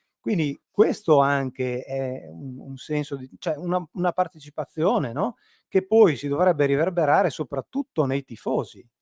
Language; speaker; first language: Italian; native; Italian